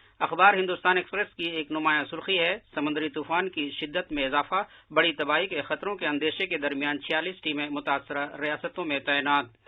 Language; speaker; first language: Urdu; native; Urdu